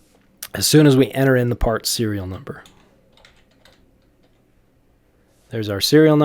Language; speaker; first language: English; native; English